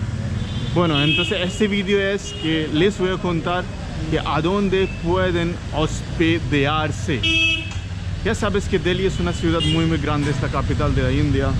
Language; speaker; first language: Spanish; non-native, learner; Hindi